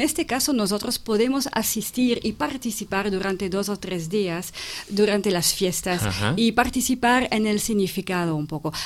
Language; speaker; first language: Spanish; non-native, fluent; French